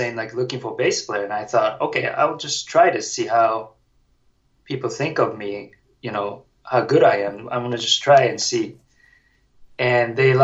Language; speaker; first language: English; non-native, fluent; Japanese